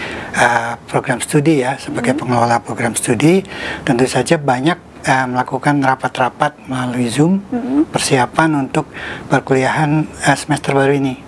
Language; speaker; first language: Indonesian; native; Indonesian